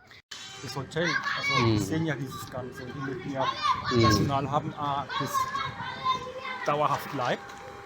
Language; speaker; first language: German; non-native, fluent; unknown